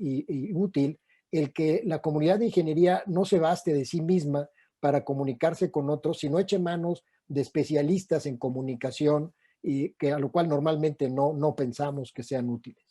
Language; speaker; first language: Spanish; native; Spanish